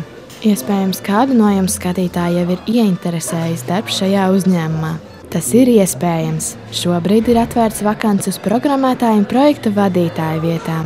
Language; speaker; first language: Latvian; native; Latvian